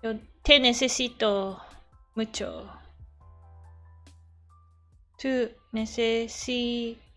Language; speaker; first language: Spanish; non-native, learner; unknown